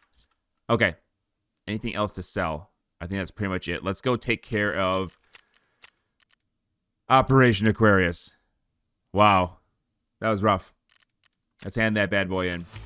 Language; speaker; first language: English; native; English